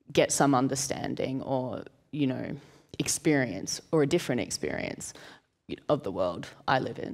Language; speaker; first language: English; native; English